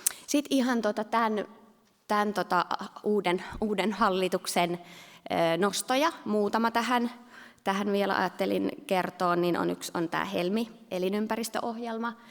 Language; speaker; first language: Finnish; native; Finnish